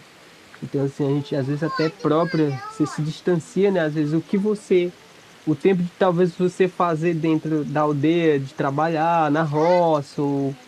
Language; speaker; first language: Portuguese; non-native, local second language; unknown